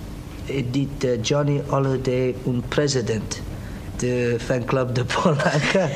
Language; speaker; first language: French; non-native, learner; English